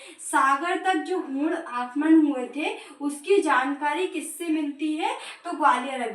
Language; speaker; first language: Hindi; native; Hindi